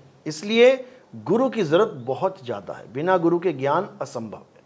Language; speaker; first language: Hindi; native; Hindi